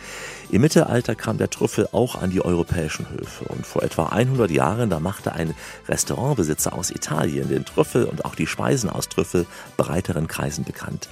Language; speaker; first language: German; native; German